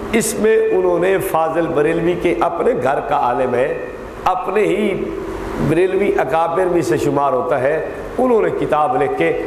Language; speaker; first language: Urdu; native; Urdu